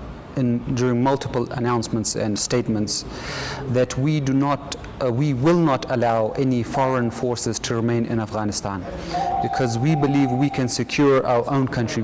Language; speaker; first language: English; non-native, fluent; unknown